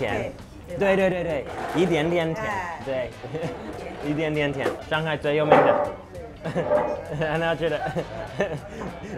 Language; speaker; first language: Chinese; non-native, learner; English